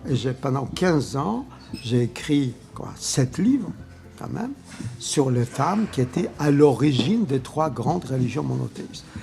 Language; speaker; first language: French; non-native, fluent; Polish